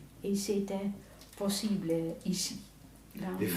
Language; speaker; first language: French; non-native, fluent; Dutch